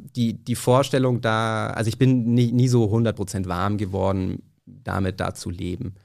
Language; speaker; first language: German; native; German